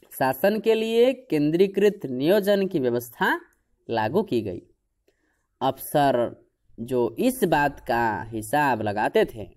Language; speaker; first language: Hindi; non-native, local second language; Odia